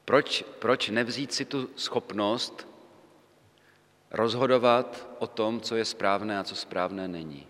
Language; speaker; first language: Czech; native; Czech